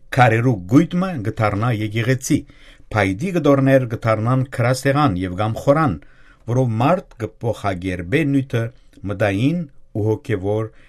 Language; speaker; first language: Armenian; native; Armenian